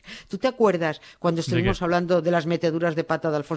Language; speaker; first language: Spanish; native; Spanish